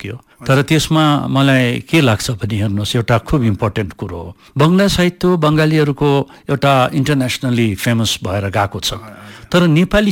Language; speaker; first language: Nepali; non-native, local second language; Bangla